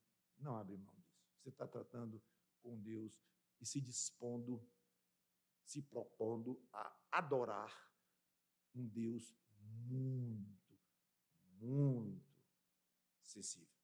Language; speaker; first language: Portuguese; native; Portuguese